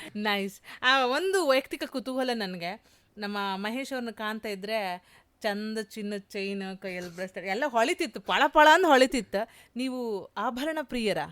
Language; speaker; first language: Kannada; native; Kannada